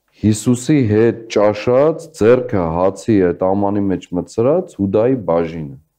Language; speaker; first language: Armenian; native; Armenian